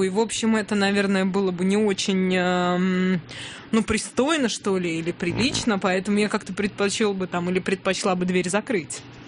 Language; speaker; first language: Russian; native; Russian